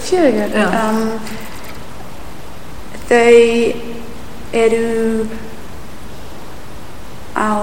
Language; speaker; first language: Icelandic; non-native, learner; English